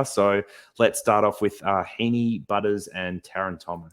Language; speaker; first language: English; native; English